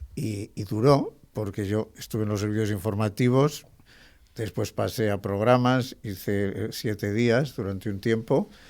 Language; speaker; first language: Spanish; native; Spanish